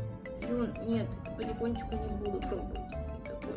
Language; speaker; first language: Russian; native; Russian